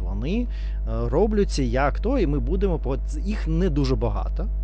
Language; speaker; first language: Ukrainian; non-native, learner; Russian